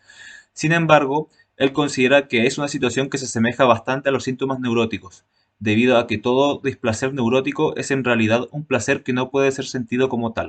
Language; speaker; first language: Spanish; native; Spanish